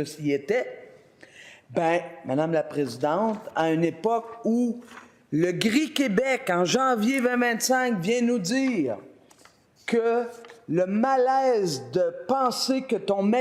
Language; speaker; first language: French; native; French